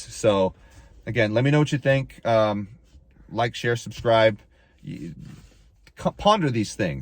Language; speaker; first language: English; native; English